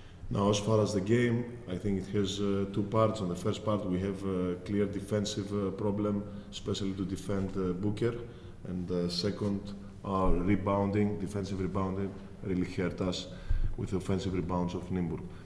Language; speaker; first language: English; non-native, fluent; Greek